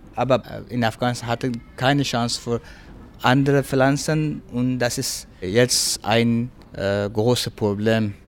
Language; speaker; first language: German; non-native, learner; Persian